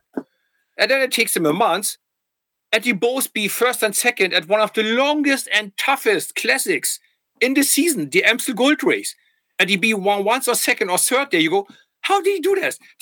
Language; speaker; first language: English; non-native, fluent; German